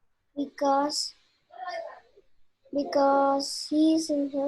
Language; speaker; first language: English; non-native, learner; Spanish